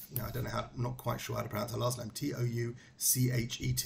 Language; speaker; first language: English; native; English